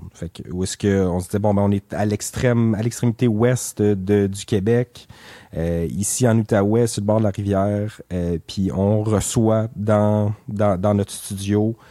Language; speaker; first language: French; native; French